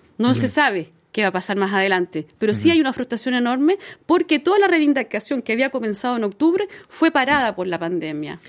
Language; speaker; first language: Spanish; native; Spanish